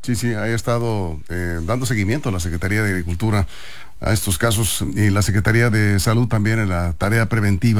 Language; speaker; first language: Spanish; native; Spanish